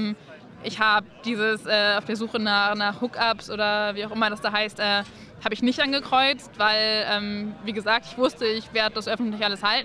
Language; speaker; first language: German; native; German